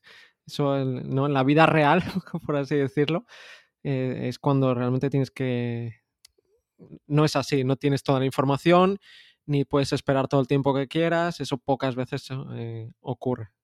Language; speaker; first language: Spanish; native; Spanish